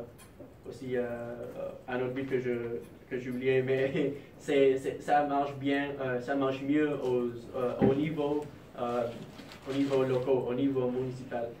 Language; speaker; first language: French; non-native, fluent; English